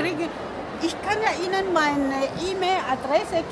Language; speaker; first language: German; non-native, fluent; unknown